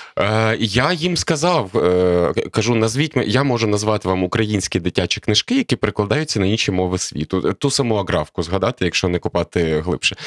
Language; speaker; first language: Ukrainian; native; Ukrainian